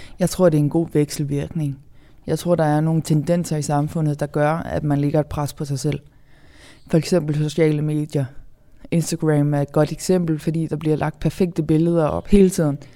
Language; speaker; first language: Danish; native; Danish